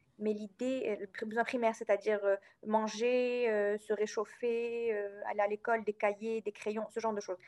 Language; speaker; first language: French; non-native, local second language; Arabic